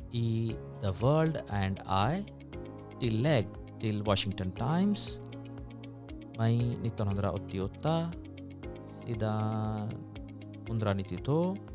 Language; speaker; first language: Swedish; non-native, fluent; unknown